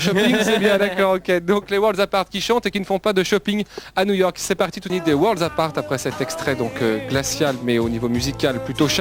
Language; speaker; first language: French; native; French